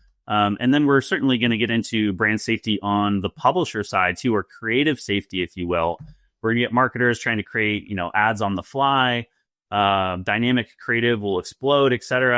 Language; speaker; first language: English; native; English